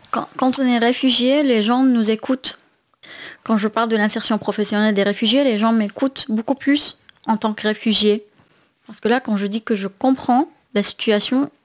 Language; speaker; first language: French; non-native, fluent; Arabic